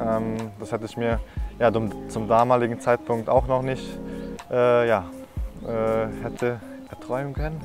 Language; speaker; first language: German; non-native, fluent; Japanese